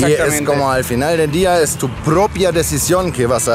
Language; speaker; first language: Spanish; non-native, fluent; German